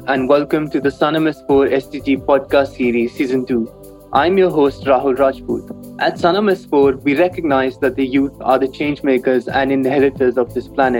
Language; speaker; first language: English; non-native, local second language; Hindi